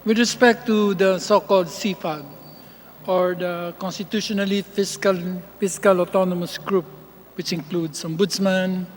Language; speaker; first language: English; non-native, local second language; Filipino